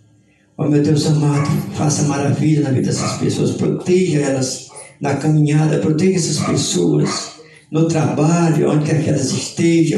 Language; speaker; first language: Portuguese; native; Portuguese